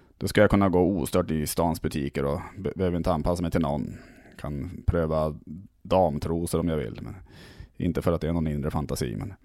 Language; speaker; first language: Swedish; native; Swedish